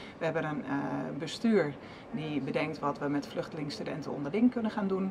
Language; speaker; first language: Dutch; native; Dutch